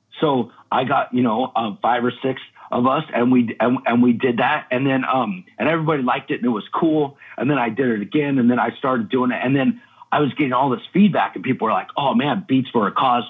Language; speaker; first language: English; native; English